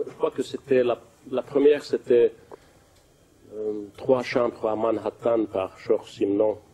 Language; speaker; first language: French; non-native, fluent; Finnish